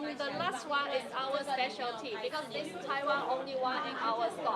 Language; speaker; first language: English; non-native, learner; Chinese